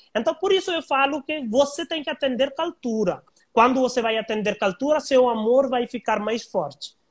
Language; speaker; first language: Portuguese; non-native, learner; Hindi